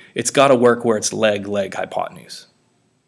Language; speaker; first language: English; native; English